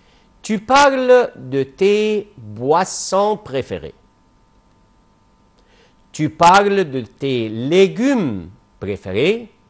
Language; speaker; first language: French; non-native, fluent; Arabic